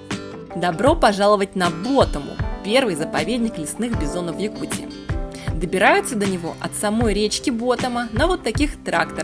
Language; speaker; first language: Russian; native; Russian